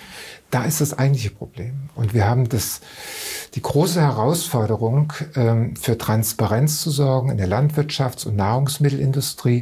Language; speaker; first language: German; native; German